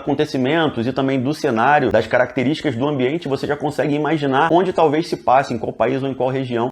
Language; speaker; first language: Portuguese; native; Portuguese